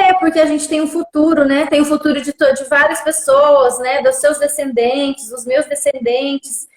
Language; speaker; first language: Portuguese; non-native, local second language; Guarani